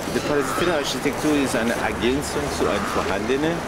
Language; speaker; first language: German; non-native, fluent; Persian